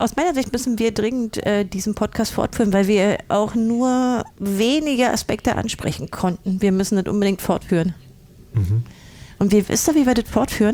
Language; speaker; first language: German; native; German